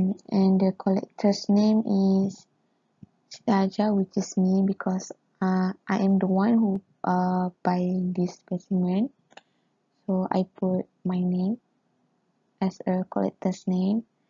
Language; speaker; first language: English; non-native, local second language; Malay